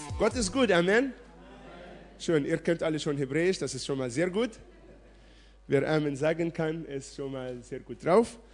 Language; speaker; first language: German; non-native, fluent; Arabic